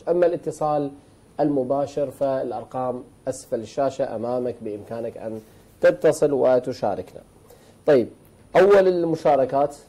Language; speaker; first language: Arabic; native; Arabic